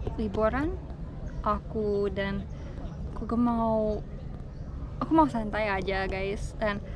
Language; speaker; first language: Indonesian; non-native, learner; English